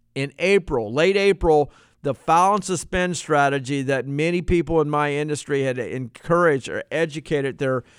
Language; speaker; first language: English; native; English